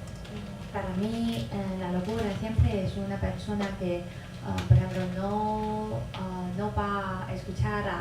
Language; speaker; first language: Spanish; non-native, fluent; Chinese